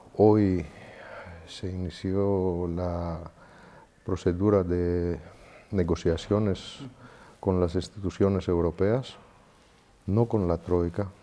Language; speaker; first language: Spanish; non-native, fluent; Greek